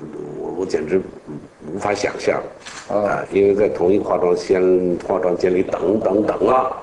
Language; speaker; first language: Chinese; native; Chinese